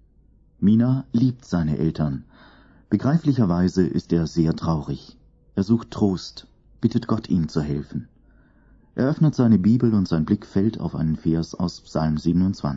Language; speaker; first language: German; native; German